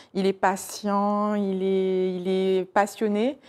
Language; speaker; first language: French; native; French